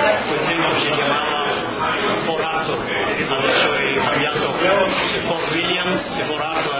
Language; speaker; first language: Italian; non-native, local second language; Friulian